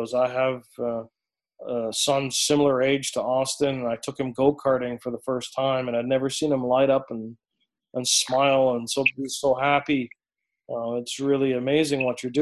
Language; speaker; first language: English; native; English